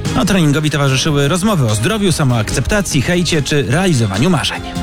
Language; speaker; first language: Polish; native; Polish